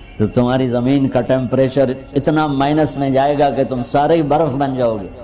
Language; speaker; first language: Urdu; non-native, local second language; Punjabi